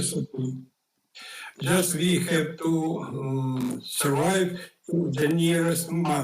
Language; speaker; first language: English; non-native, fluent; Ukrainian